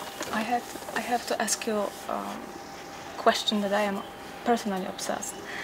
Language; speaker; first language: English; non-native, fluent; Polish